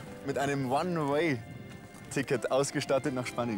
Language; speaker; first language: German; native; German